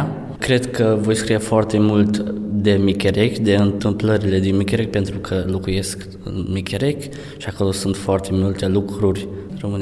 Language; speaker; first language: Romanian; early bilingual, heritage; Romanian